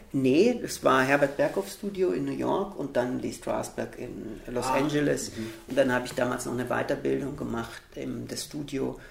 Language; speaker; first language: German; early bilingual, heritage; German